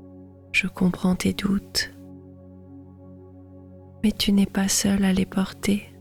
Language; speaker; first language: French; native; French